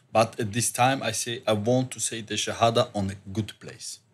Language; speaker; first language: English; non-native, learner; German